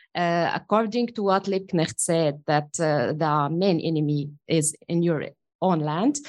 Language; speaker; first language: English; non-native, fluent; Arabic